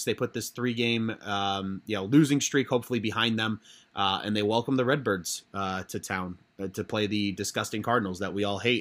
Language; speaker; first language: English; native; English